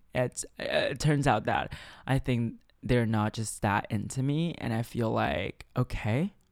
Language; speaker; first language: English; non-native, fluent; Chinese